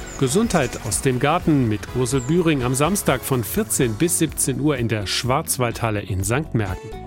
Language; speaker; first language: German; native; German